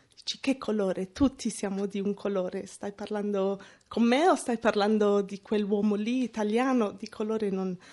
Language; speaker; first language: Italian; non-native, fluent; English